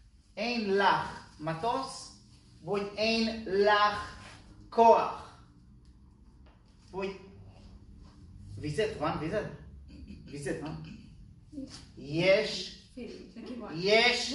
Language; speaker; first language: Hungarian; non-native, learner; Hebrew